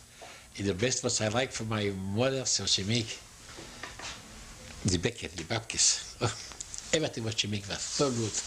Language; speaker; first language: English; non-native, learner; Yiddish